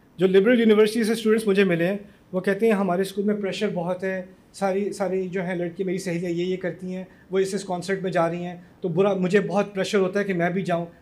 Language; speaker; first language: Urdu; native; Urdu